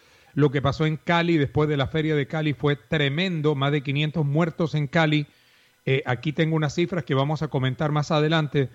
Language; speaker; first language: Spanish; native; Spanish